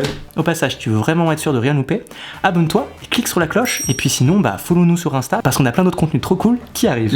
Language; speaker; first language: French; native; French